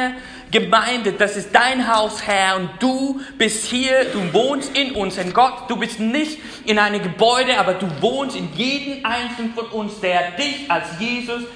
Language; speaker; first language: German; non-native, fluent; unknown